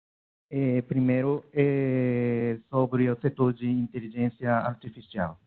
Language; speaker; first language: Portuguese; non-native, learner; Japanese